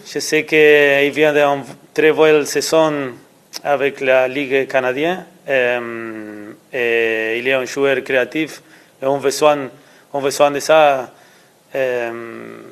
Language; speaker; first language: French; non-native, learner; Spanish